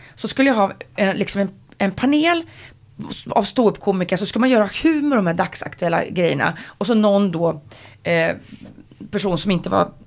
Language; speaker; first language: Swedish; native; Swedish